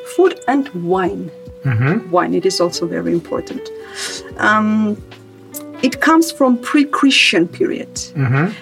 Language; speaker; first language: English; non-native, fluent; Armenian